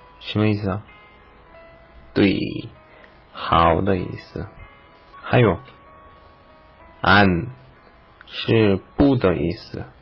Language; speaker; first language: Chinese; non-native, learner; Korean